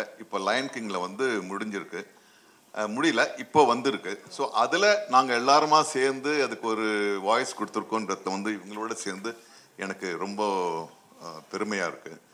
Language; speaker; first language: Tamil; native; Tamil